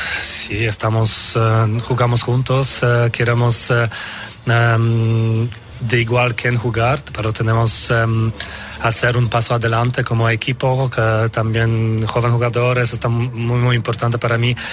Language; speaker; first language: Spanish; non-native, learner; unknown